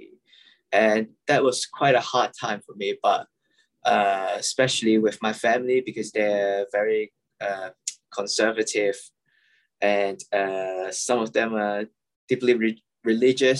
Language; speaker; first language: English; non-native, local second language; Cantonese